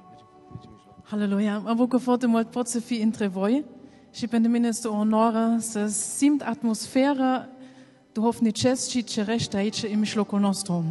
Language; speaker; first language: Romanian; non-native, learner; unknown